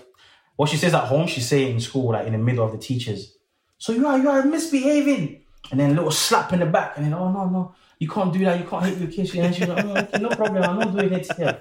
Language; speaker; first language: English; early bilingual, other home language; French